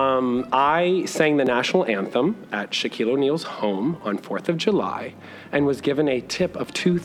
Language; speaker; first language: English; native; English